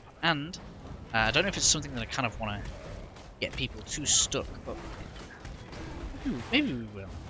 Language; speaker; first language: English; native; English